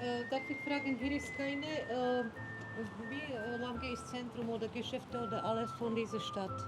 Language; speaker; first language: German; non-native, learner; Polish